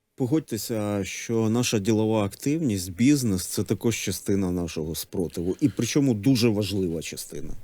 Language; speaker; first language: Ukrainian; native; Ukrainian